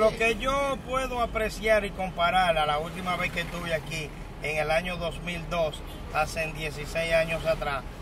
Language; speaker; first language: Spanish; native; Spanish